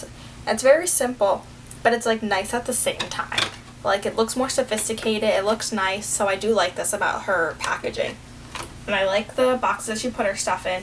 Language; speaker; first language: English; native; English